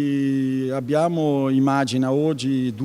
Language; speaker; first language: Italian; early bilingual, heritage; Venetian